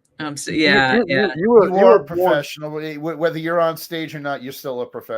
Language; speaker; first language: English; native; English